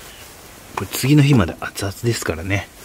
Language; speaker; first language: Japanese; native; Japanese